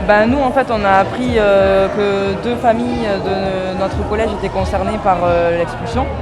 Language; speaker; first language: French; native; French